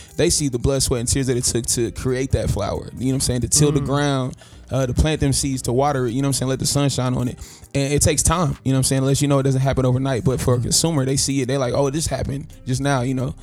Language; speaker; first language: English; native; English